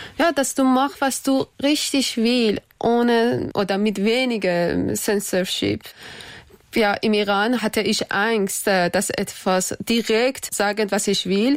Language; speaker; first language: German; non-native, learner; Persian